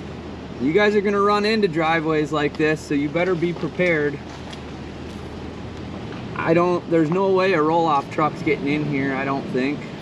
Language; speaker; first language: English; native; English